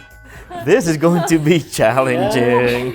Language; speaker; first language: English; native; English